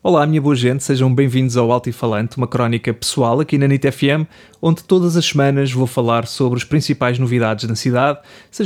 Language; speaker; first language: Portuguese; native; Portuguese